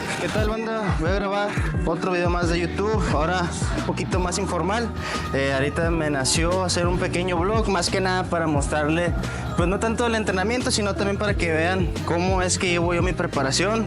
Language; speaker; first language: Spanish; native; Spanish